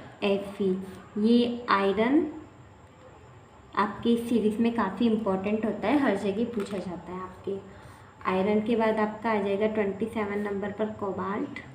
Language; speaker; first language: Hindi; native; Hindi